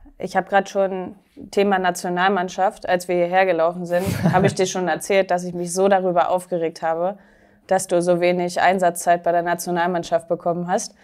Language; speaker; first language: German; native; German